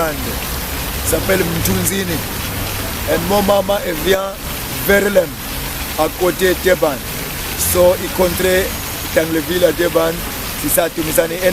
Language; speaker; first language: French; non-native, learner; English